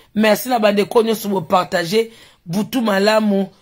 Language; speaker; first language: French; non-native, local second language; Lingala